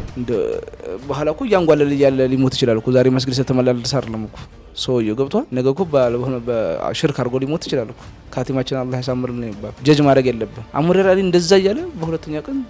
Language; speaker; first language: Amharic; non-native, local second language; Afar